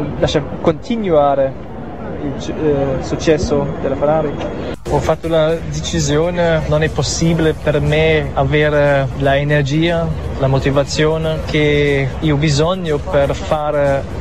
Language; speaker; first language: Italian; non-native, learner; German